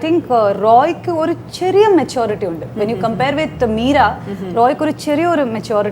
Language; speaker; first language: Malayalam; non-native, learner; Kannada